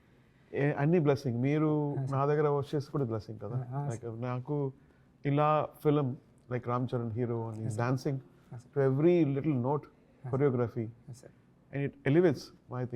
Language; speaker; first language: Telugu; non-native, learner; Tamil